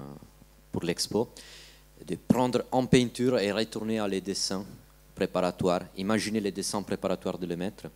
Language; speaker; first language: French; non-native, learner; Italian